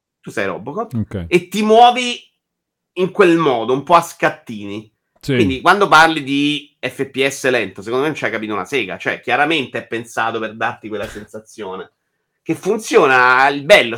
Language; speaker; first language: Italian; native; Italian